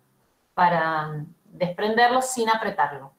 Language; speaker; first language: Spanish; native; Spanish